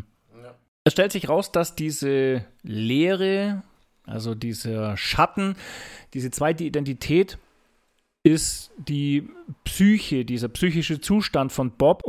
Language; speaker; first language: German; native; German